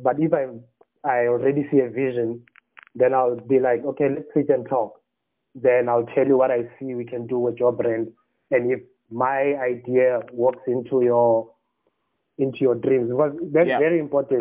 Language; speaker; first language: English; non-native, local second language; Tswana